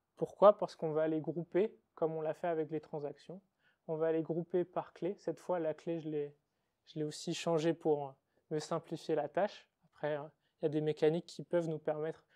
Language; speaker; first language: French; native; French